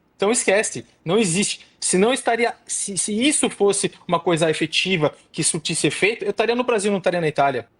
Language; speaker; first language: Portuguese; native; Portuguese